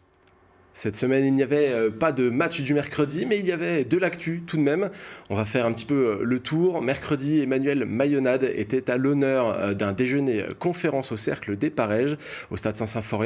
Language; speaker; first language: French; native; French